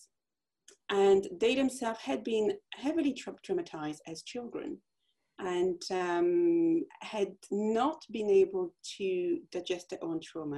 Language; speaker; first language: English; non-native, fluent; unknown